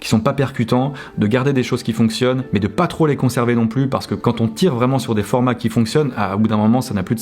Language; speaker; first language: French; native; French